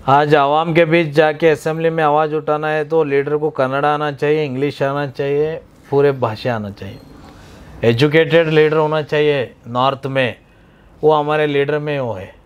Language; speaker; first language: Hindi; non-native, local second language; Urdu